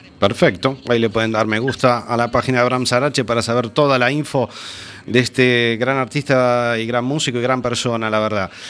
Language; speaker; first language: Spanish; native; Spanish